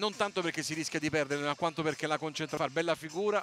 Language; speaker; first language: Italian; native; Italian